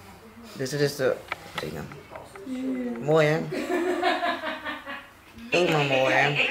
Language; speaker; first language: Dutch; native; Dutch